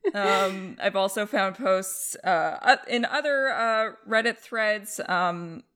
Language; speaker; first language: English; native; English